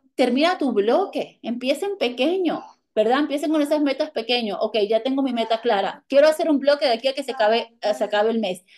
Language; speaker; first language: Spanish; native; Spanish